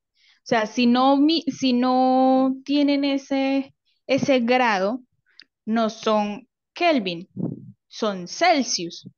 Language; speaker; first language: Spanish; native; Spanish